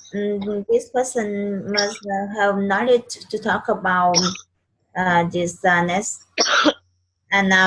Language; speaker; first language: English; non-native, learner; Vietnamese